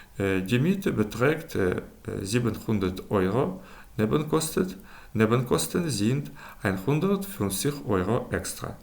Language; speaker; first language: German; non-native, fluent; Ukrainian